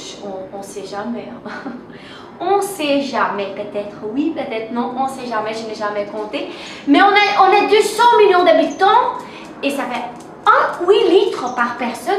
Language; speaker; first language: French; non-native, fluent; Portuguese